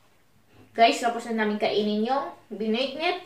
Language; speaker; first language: Italian; non-native, learner; Filipino